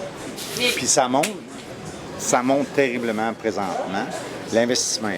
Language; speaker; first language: French; native; French